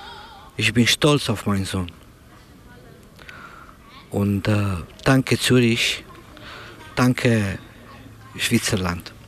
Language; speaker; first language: German; non-native, learner; Romanian